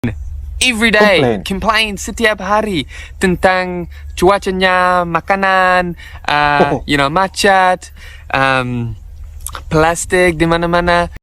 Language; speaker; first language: Indonesian; non-native, learner; English